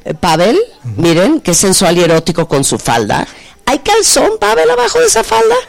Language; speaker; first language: Spanish; native; Spanish